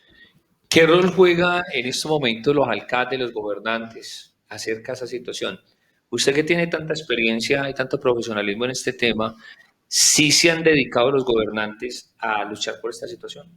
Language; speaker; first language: Spanish; native; Spanish